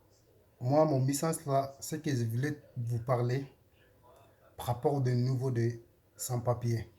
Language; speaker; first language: French; non-native, learner; Soninke